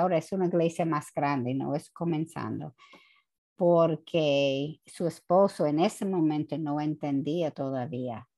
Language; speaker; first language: Spanish; non-native, fluent; English